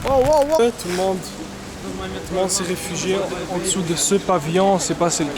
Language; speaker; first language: French; non-native, local second language; Arabic